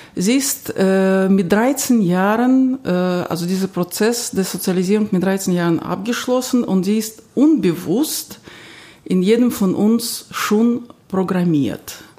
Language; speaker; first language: German; non-native, fluent; Russian